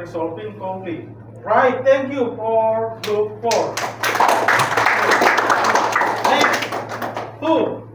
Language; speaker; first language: English; non-native, learner; Indonesian